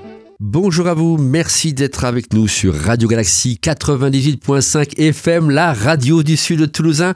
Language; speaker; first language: French; native; French